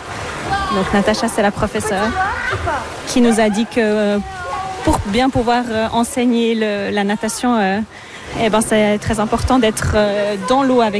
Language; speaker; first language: French; native; French